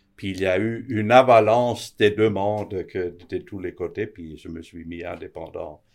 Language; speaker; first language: French; non-native, fluent; Danish